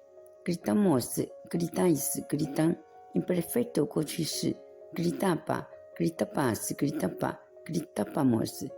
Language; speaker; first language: Spanish; non-native, fluent; Chinese